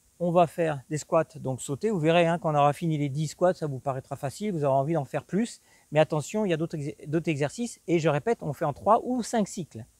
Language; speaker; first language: French; native; French